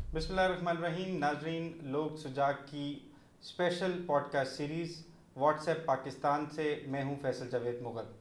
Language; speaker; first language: Urdu; non-native, local second language; Punjabi